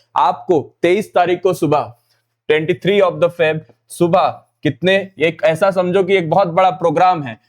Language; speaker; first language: Hindi; non-native, local second language; Marathi